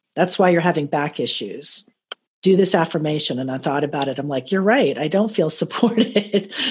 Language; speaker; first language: English; native; English